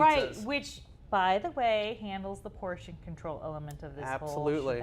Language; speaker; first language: English; native; English